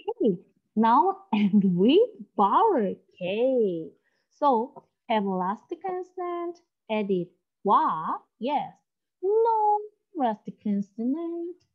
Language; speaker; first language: English; non-native, learner; Korean